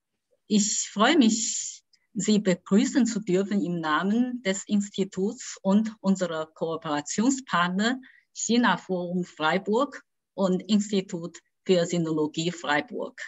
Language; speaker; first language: German; non-native, fluent; Chinese